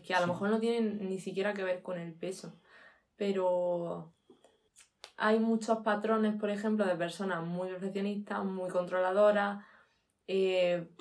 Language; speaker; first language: Spanish; native; Spanish